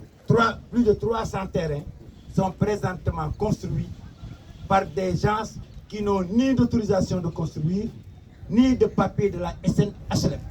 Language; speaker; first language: French; non-native, local second language; Wolof